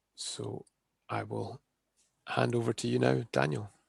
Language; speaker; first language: English; native; English